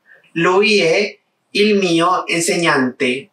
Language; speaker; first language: Italian; non-native, learner; Spanish